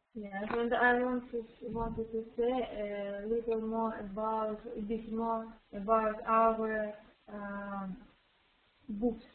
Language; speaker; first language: English; non-native, learner; Russian